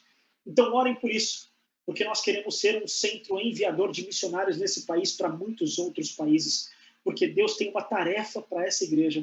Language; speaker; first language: Portuguese; native; Portuguese